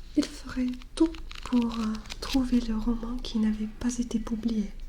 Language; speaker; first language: French; non-native, learner; English